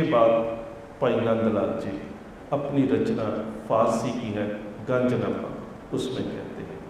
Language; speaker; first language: Hindi; non-native, local second language; Punjabi